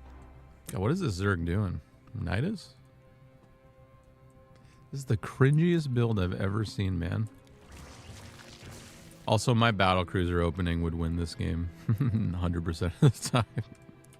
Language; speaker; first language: English; native; English